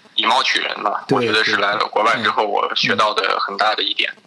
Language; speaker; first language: Chinese; native; Chinese